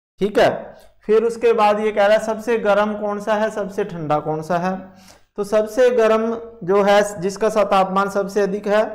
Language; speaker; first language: Hindi; native; Hindi